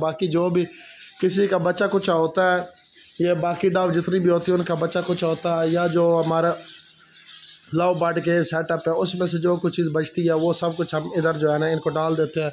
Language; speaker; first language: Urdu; non-native, local second language; Punjabi